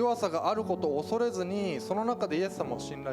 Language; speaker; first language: Japanese; native; Japanese